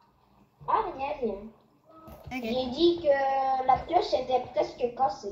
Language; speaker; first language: French; native; French